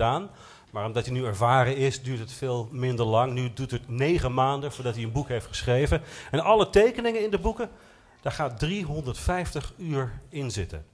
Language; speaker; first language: Dutch; native; Dutch